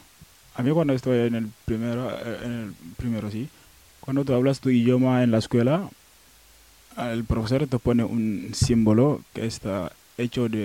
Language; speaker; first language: Spanish; non-native, learner; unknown